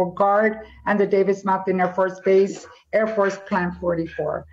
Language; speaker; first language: English; native; English